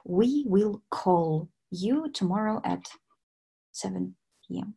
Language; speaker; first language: English; non-native, fluent; Russian